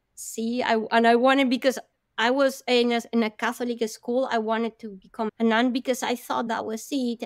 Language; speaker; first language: English; non-native, fluent; Spanish